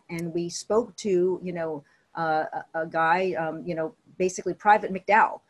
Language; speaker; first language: English; native; English